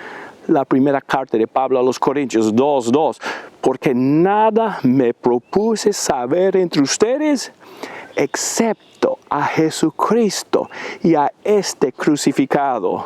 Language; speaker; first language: Spanish; non-native, fluent; English